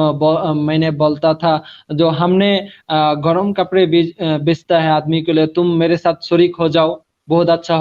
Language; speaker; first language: Hindi; non-native, learner; Bangla